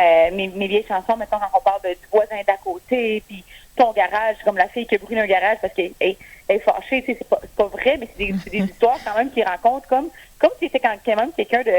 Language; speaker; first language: French; native; French